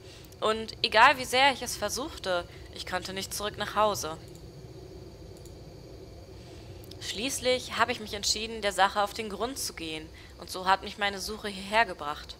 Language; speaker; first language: German; native; German